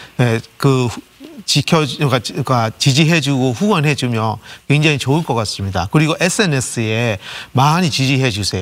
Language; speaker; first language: Korean; non-native, fluent; Burmese